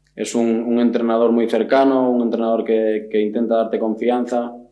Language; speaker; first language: Spanish; native; Spanish